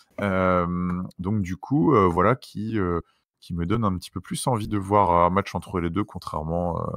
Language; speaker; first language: French; native; French